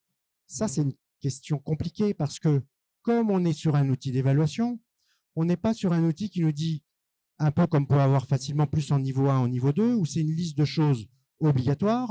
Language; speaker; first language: French; native; French